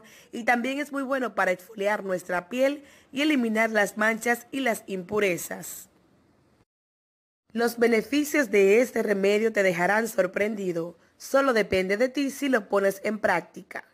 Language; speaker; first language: Spanish; native; Spanish